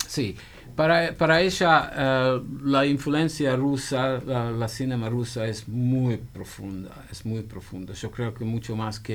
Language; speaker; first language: Spanish; non-native, fluent; Hungarian